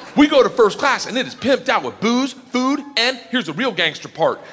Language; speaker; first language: English; native; English